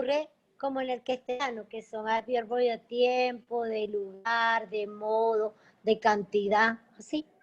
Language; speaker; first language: Spanish; native; Spanish